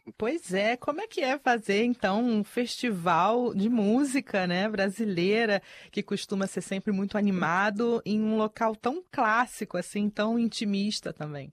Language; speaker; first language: Portuguese; native; Portuguese